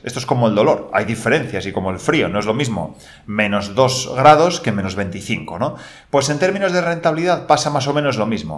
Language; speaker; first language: Spanish; native; Spanish